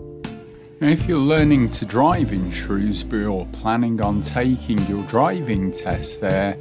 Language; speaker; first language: English; native; English